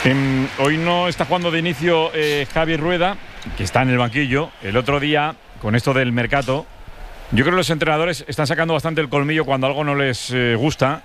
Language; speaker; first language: Spanish; native; Spanish